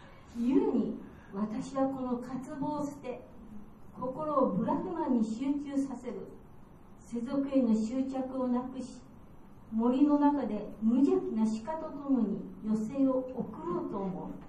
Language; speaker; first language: Japanese; native; Japanese